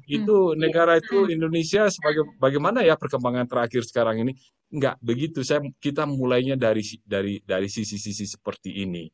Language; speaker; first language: Indonesian; native; Indonesian